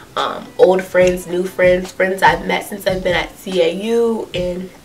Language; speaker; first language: English; native; English